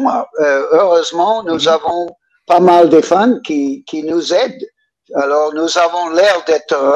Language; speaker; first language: French; non-native, fluent; English